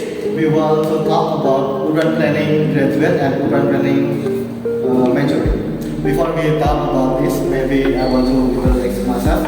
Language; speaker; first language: English; non-native, learner; Indonesian